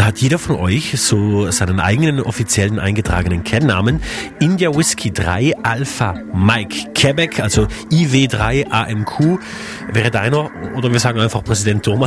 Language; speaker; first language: German; native; German